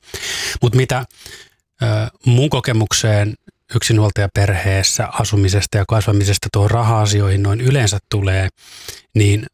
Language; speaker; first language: Finnish; native; Finnish